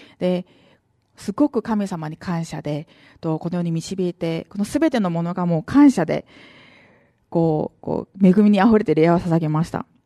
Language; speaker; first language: Japanese; non-native, fluent; Korean